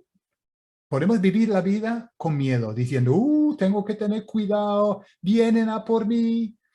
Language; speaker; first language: Spanish; non-native, fluent; English